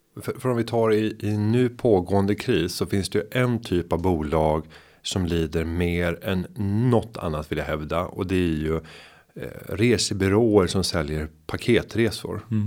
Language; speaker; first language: Swedish; native; Swedish